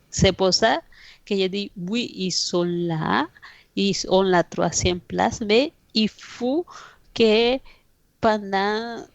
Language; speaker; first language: French; non-native, fluent; Spanish